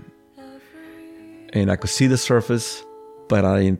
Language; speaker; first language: English; early bilingual, other home language; Spanish